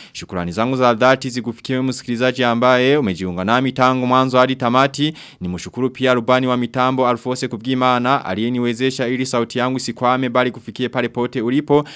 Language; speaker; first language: Swahili; non-native, local second language; Rundi